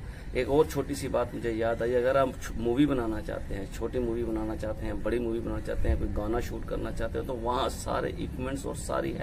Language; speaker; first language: Hindi; native; Hindi